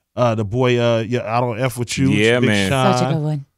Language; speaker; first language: English; native; English